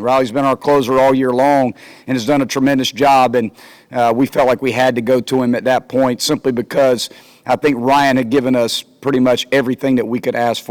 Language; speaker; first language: English; native; English